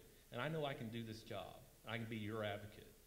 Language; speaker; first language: English; native; English